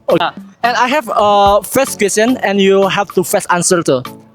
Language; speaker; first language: English; non-native, fluent; Indonesian